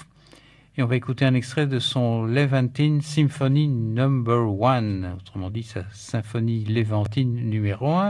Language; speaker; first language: French; native; French